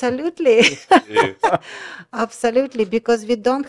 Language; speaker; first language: English; non-native, learner; Russian